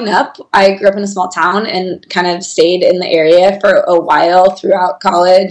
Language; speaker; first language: English; native; English